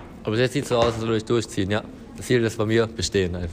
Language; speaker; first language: German; native; German